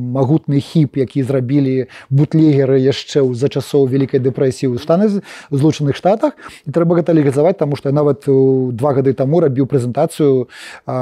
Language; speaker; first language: Russian; non-native, local second language; Polish